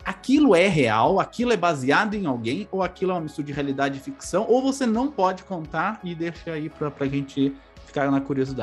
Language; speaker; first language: Portuguese; native; Portuguese